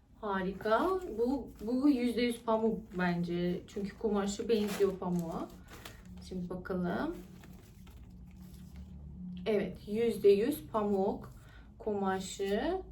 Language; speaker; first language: Turkish; non-native, fluent; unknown